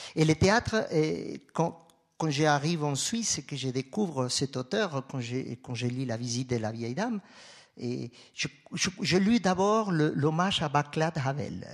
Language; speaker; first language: French; non-native, fluent; Spanish